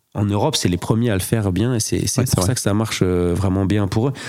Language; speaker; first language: French; native; French